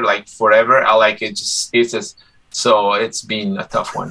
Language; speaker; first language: English; non-native, fluent; Portuguese